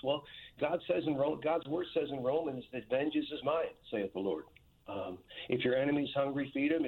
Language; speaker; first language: English; native; English